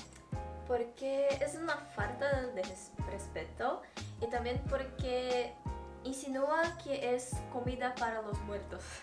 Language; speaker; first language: Spanish; non-native, fluent; Portuguese